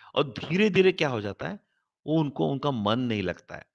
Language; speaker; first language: Hindi; non-native, local second language; Marathi